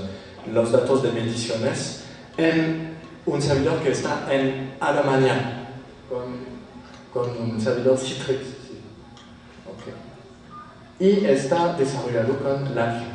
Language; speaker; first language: Spanish; non-native, fluent; French